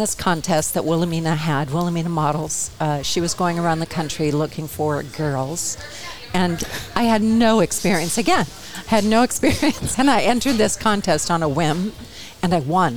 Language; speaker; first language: English; native; English